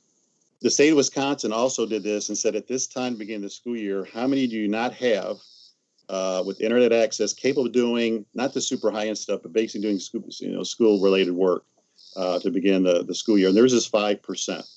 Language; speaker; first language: English; native; English